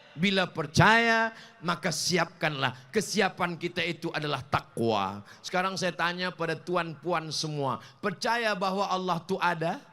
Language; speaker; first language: Malay; native; Malay